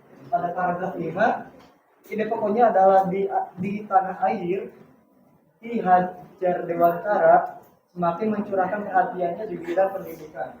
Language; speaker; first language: Indonesian; native; Indonesian